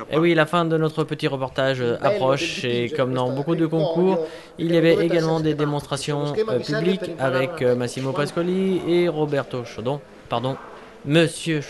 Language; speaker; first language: French; native; French